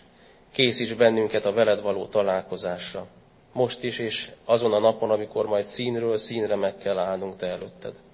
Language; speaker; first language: Hungarian; native; Hungarian